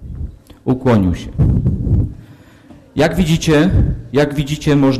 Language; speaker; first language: Polish; native; Polish